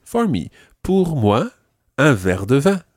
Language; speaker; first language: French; non-native, fluent; English